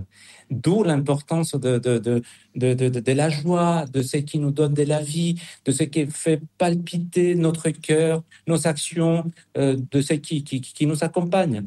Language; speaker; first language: French; non-native, fluent; Spanish